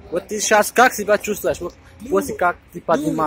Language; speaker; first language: Russian; non-native, fluent; Tajik